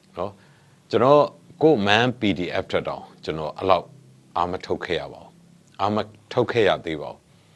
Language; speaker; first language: Burmese; native; Burmese